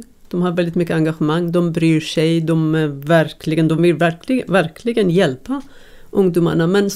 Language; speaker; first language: Swedish; non-native, fluent; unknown